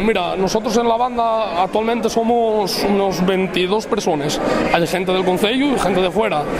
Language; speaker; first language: Spanish; native; Spanish